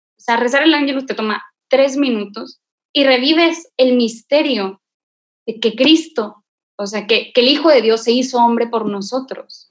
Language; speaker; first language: Spanish; native; Spanish